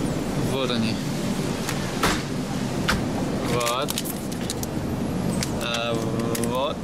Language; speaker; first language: Russian; native; Russian